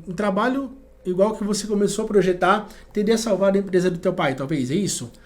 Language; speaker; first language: Portuguese; native; Portuguese